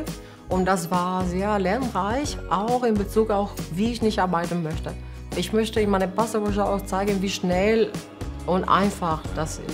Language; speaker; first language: German; non-native, fluent; Italian